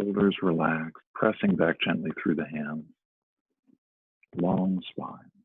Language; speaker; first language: English; native; English